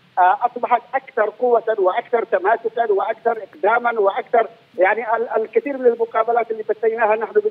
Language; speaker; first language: Arabic; native; Arabic